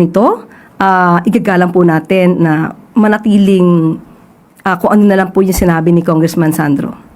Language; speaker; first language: Filipino; native; Filipino